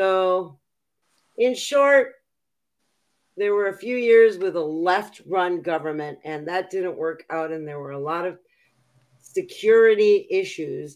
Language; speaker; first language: English; native; English